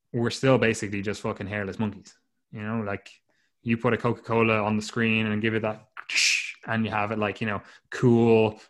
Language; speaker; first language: English; native; English